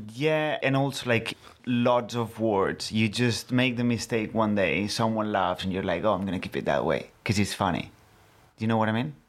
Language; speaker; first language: English; non-native, fluent; Spanish